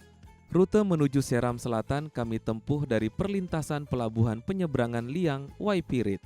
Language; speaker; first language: Indonesian; native; Indonesian